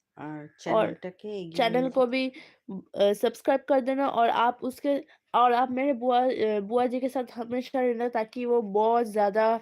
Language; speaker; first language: Hindi; non-native, local second language; Bangla